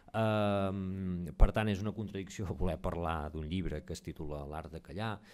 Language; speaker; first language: Catalan; native; Catalan